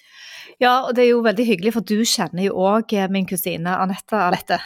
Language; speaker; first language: Norwegian; native; Norwegian